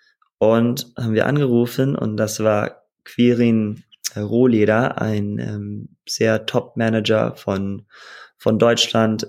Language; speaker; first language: German; early bilingual, heritage; German